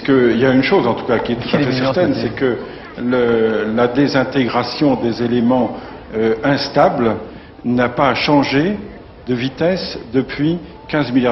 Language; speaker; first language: French; native; French